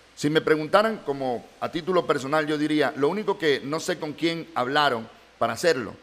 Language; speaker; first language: Spanish; native; Spanish